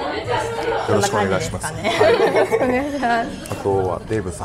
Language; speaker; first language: Japanese; native; Japanese